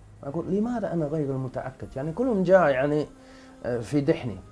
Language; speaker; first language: Arabic; non-native, fluent; Dutch